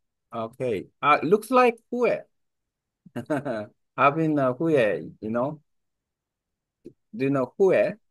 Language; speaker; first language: English; non-native, learner; Korean